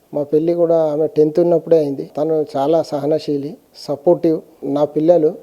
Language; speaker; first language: Telugu; native; Telugu